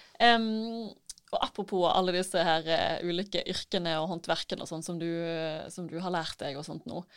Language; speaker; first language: Norwegian; native; Norwegian